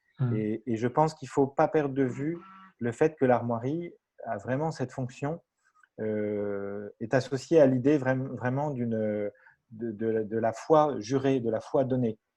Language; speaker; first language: French; native; French